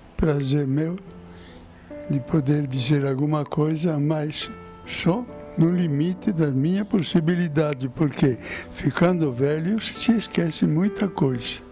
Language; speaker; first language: Portuguese; non-native, fluent; Italian